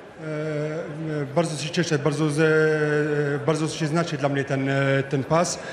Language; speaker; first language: Polish; non-native, learner; French